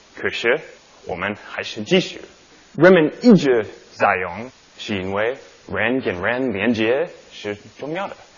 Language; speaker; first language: Chinese; non-native, learner; English